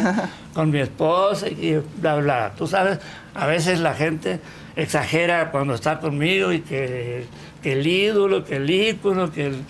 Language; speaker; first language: Spanish; native; Spanish